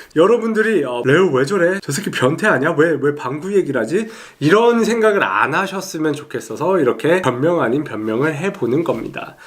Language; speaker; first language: Korean; early bilingual, heritage; Korean